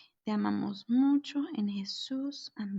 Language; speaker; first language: Spanish; native; Spanish